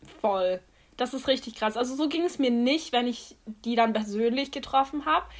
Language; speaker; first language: German; native; German